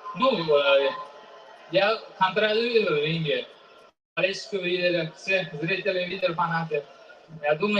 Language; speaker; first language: Russian; non-native, fluent; Uzbek